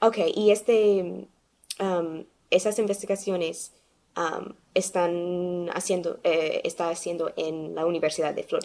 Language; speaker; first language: Spanish; non-native, learner; English